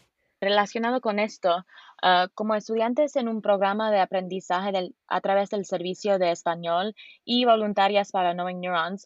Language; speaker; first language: Spanish; non-native, fluent; English